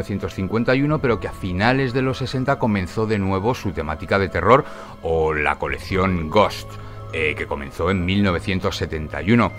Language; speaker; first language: Spanish; native; Spanish